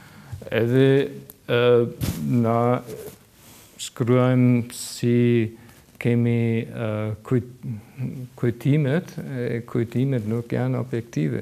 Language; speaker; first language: Albanian; non-native, learner; German